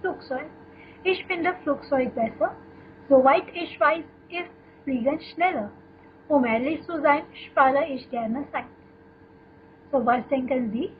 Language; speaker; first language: German; non-native, fluent; Hindi